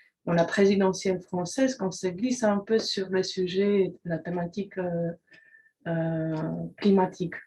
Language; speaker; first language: French; non-native, fluent; Polish